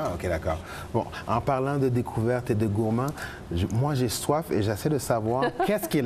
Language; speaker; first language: French; native; French